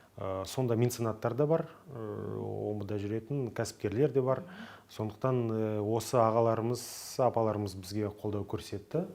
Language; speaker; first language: Kazakh; non-native, local second language; Russian